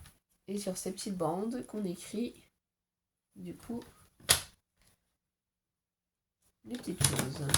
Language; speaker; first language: French; native; French